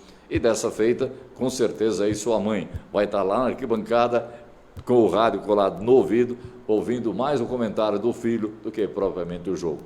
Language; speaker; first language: Portuguese; native; Portuguese